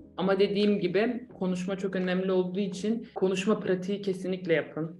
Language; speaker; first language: Turkish; native; Turkish